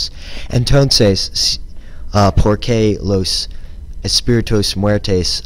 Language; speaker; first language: Spanish; non-native, learner; English